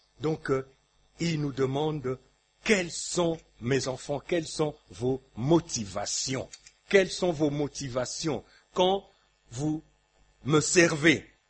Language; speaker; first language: French; non-native, local second language; Lingala